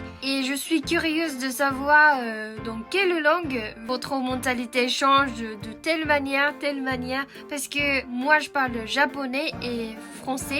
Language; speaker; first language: French; non-native, fluent; Japanese